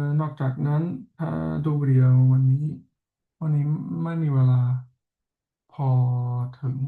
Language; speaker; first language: Thai; non-native, fluent; English